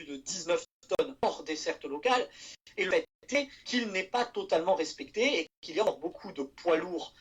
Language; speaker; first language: French; native; French